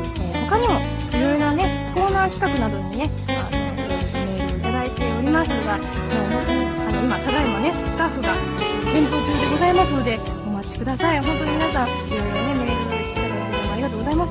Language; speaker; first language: Japanese; native; Japanese